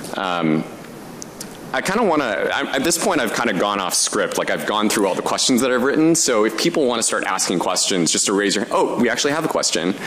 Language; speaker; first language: English; native; English